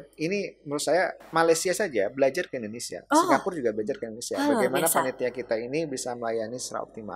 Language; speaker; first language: Indonesian; native; Indonesian